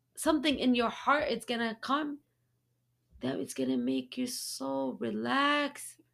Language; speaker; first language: English; early bilingual, other home language; Arabic